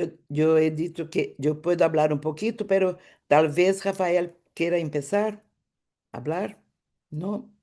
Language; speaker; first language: Spanish; non-native, fluent; Portuguese